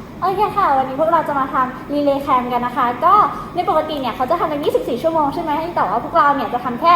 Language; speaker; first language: Thai; native; Thai